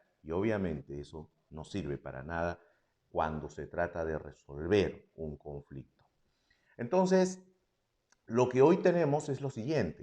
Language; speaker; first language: Spanish; native; Spanish